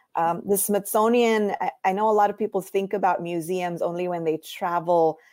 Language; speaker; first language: English; non-native, local second language; Tamil